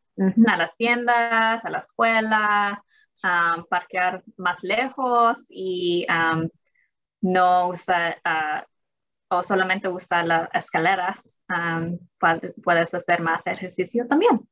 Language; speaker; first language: Spanish; early bilingual, heritage; English